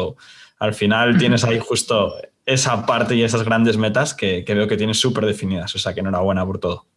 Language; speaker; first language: Spanish; native; Spanish